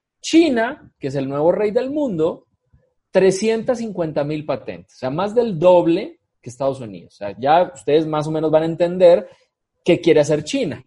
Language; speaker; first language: Spanish; native; Spanish